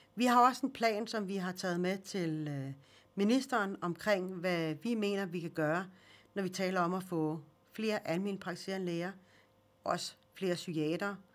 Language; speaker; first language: Danish; early bilingual, other home language; Swedish